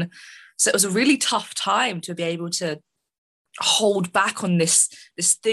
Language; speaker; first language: English; native; English